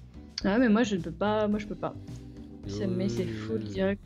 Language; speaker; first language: French; native; French